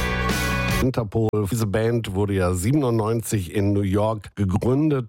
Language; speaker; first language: German; native; German